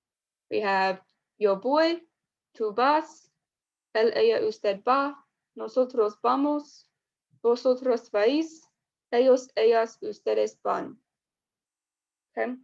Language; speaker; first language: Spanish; non-native, fluent; English